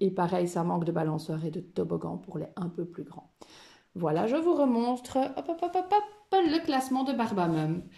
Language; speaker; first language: French; native; French